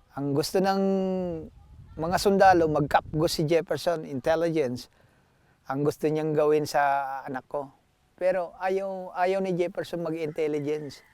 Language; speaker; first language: Filipino; non-native, local second language; Waray